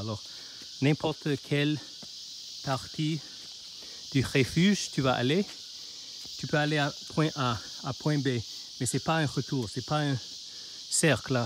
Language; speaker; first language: French; non-native, learner; Chinese